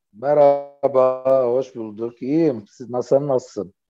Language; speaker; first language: Turkish; non-native, fluent; Arabic